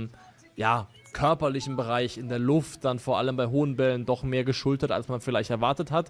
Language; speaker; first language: German; native; German